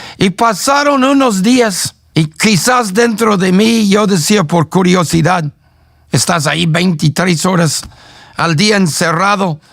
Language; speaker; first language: Spanish; non-native, fluent; English